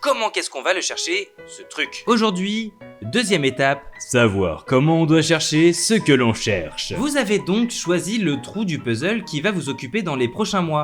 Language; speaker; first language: French; native; French